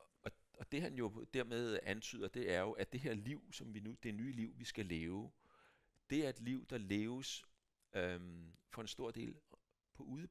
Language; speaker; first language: Danish; native; Danish